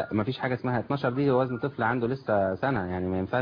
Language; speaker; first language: Arabic; native; Arabic